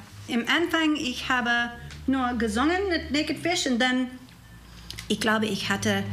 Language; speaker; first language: German; non-native, learner; English